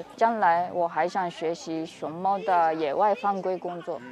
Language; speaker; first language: Chinese; non-native, fluent; Japanese